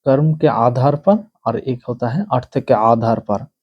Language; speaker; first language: Hindi; non-native, local second language; Bangla